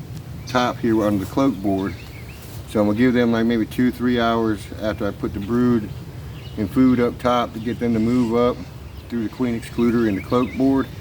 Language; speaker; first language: English; native; English